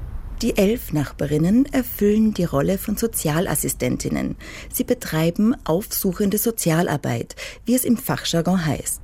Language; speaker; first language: German; native; German